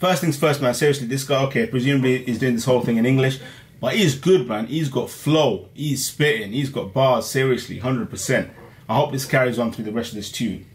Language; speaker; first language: English; early bilingual, other home language; Hindi